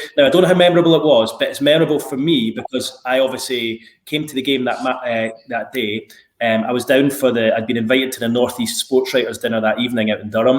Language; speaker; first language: English; native; English